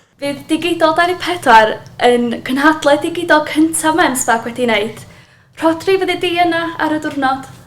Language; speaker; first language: Welsh; native; Welsh